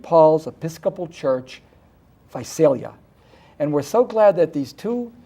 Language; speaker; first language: English; native; English